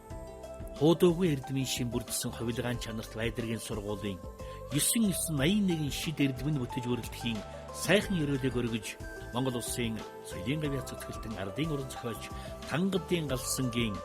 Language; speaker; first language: Mongolian; native; Mongolian